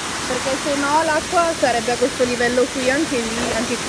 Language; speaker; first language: Italian; native; Italian